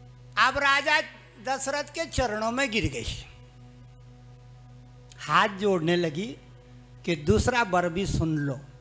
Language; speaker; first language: Hindi; native; Hindi